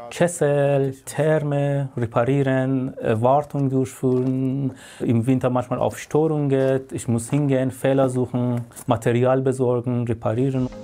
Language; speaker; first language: German; non-native, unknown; Persian